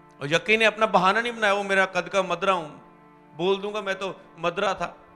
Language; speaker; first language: Hindi; non-native, local second language; Punjabi